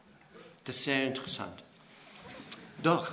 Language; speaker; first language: German; non-native, fluent; English